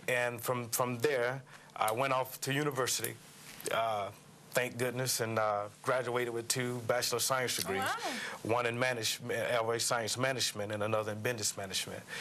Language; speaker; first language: English; native; English